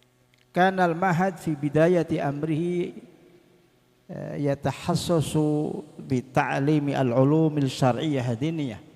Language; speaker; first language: Arabic; non-native, fluent; Indonesian